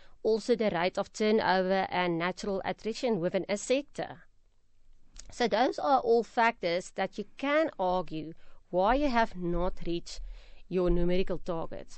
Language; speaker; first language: English; non-native, local second language; Afrikaans